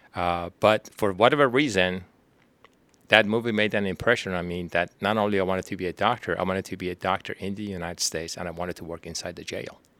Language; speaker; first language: English; non-native, fluent; Persian